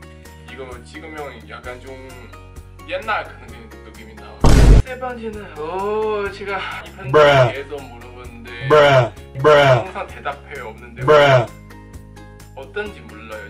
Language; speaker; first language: Korean; early bilingual, heritage; English